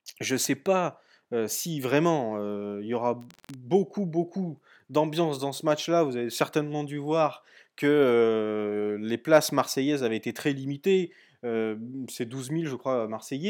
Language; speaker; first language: French; native; French